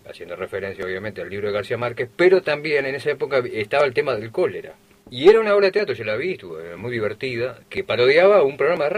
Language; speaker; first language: Spanish; native; Spanish